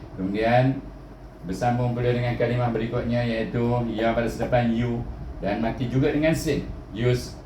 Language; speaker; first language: Malay; native; Malay